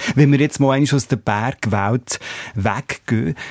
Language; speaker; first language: German; native; German